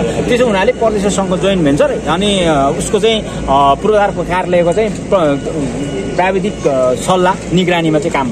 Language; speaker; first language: Nepali; native; Nepali